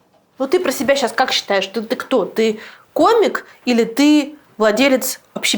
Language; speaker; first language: Russian; native; Russian